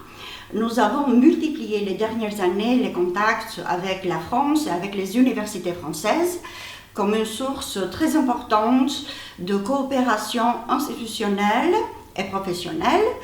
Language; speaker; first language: French; non-native, fluent; Albanian